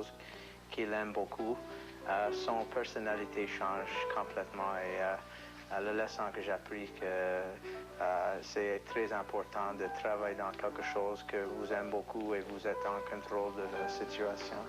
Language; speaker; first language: French; non-native, local second language; English